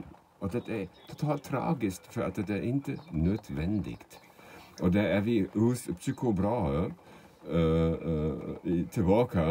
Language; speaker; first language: Swedish; non-native, fluent; German